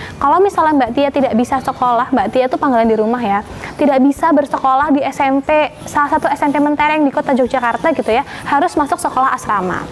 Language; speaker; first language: Indonesian; native; Indonesian